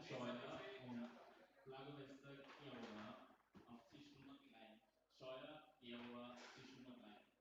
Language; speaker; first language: German; native; German